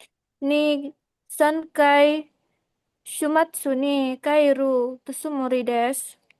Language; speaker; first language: Japanese; non-native, learner; Indonesian